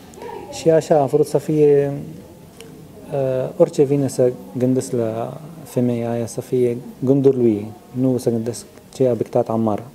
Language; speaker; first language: Romanian; non-native, learner; Arabic